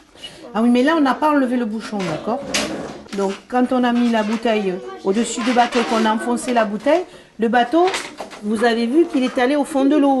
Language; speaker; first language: French; native; French